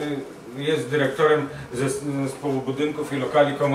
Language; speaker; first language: Polish; native; Polish